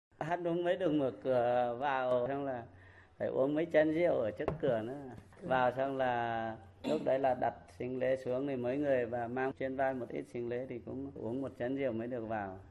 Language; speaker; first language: Vietnamese; non-native, local second language; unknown